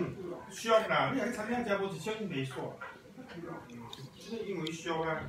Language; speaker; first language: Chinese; non-native, local second language; Min Nan Chinese